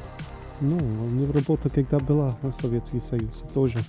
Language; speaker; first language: Russian; non-native, learner; English